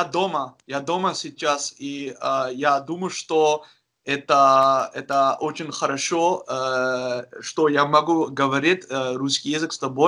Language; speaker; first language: Russian; non-native, learner; Dutch